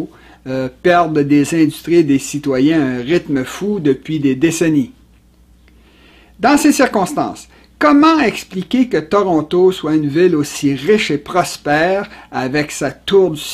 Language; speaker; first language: French; native; French